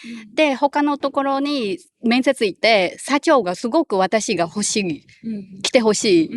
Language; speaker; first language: Japanese; non-native, learner; Khmer